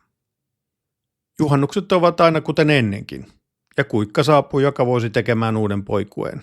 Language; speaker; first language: Finnish; native; Finnish